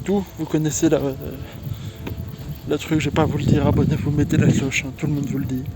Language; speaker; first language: French; native; French